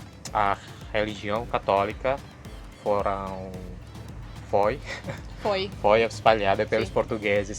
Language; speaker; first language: Portuguese; non-native, fluent; Indonesian